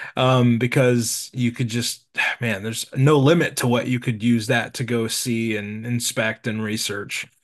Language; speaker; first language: English; native; English